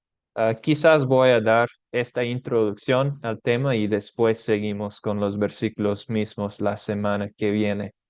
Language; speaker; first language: Spanish; non-native, fluent; English